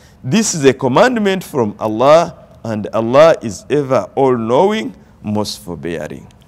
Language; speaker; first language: English; non-native, local second language; Ganda